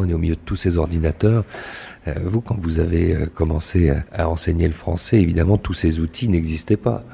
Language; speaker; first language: French; native; French